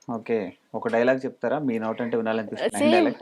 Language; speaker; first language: Telugu; native; Telugu